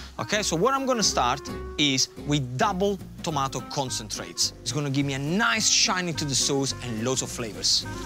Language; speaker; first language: English; non-native, fluent; Italian